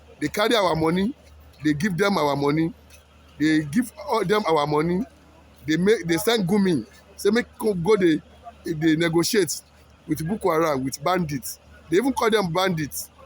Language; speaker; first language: Nigerian Pidgin; non-native, local second language; Yoruba